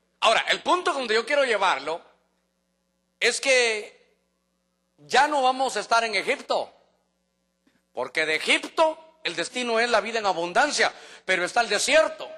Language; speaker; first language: Spanish; native; Spanish